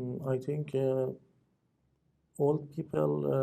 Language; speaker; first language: English; non-native, learner; Persian